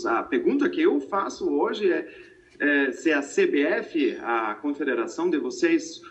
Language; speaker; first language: Portuguese; non-native, fluent; German